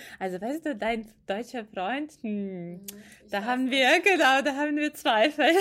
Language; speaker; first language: German; non-native, fluent; Ukrainian